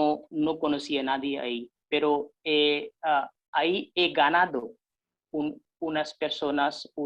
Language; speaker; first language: Spanish; non-native, fluent; Hindi